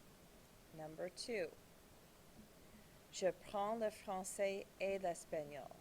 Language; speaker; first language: French; non-native, fluent; English